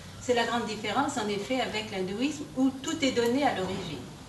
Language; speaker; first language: French; native; French